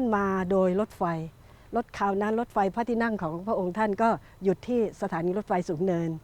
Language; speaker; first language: Thai; native; Thai